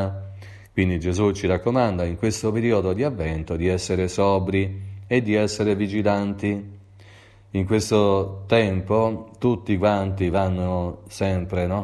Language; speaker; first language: Italian; native; Italian